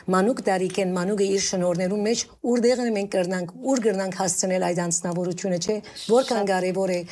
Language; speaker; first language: Armenian; early bilingual, heritage; Armenian